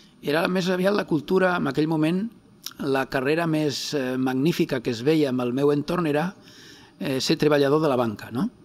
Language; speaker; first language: Catalan; non-native, local second language; Spanish